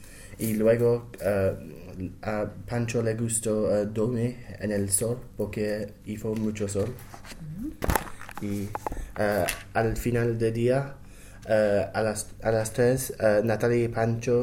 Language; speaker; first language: Spanish; non-native, learner; English